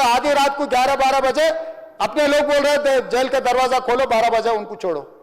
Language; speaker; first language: Hindi; non-native, local second language; Telugu